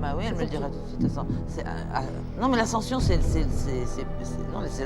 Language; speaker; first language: French; native; French